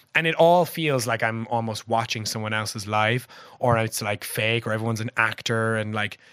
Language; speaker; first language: English; native; English